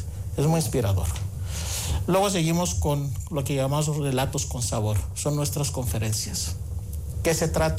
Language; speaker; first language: Spanish; non-native, fluent; Greek